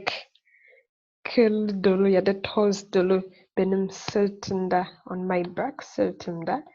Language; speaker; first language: Turkish; non-native, learner; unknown